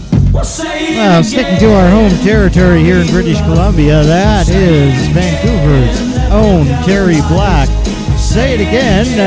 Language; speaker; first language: English; native; English